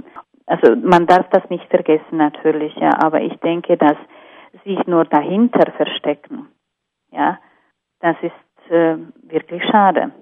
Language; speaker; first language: German; non-native, fluent; Slovak